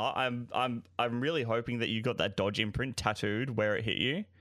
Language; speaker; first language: English; native; English